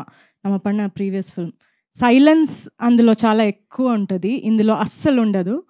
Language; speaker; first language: Telugu; non-native, fluent; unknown